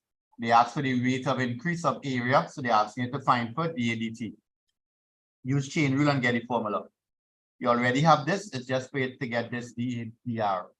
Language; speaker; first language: English; native; English